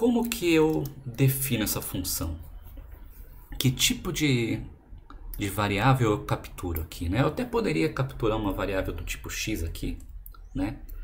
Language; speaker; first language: Portuguese; native; Portuguese